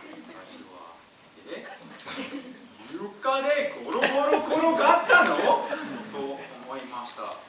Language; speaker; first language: Japanese; non-native, learner; English